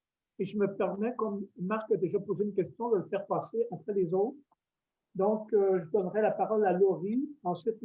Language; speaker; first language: French; native; French